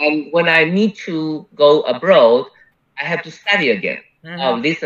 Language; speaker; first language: English; non-native, fluent; Chinese